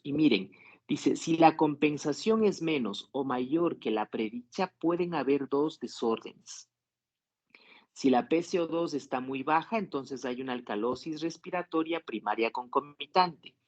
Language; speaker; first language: Spanish; native; Spanish